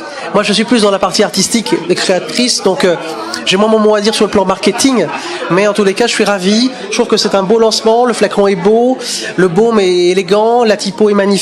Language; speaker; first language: French; native; French